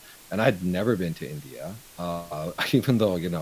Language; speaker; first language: English; non-native, local second language; Urdu